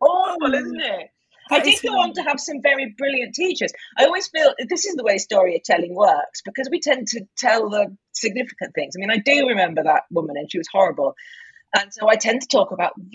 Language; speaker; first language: English; native; English